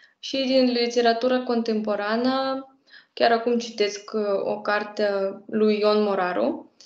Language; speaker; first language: Romanian; non-native, fluent; Russian